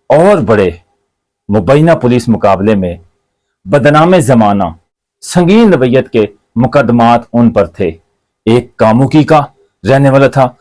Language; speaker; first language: Urdu; non-native, local second language; Punjabi